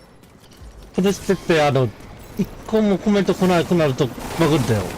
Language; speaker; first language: Japanese; native; Japanese